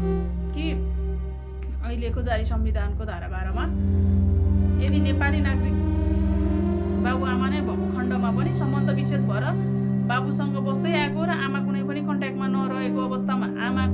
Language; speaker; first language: Nepali; native; Nepali